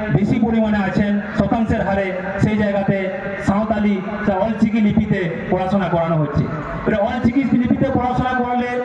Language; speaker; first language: Bangla; non-native, local second language; Santali